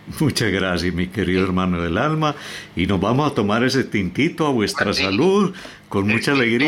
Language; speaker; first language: Spanish; native; Spanish